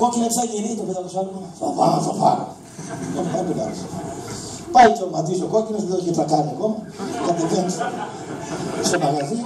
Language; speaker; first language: Greek; native; Greek